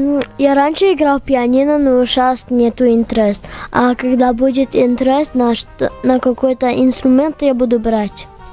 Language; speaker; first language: Russian; early bilingual, heritage; English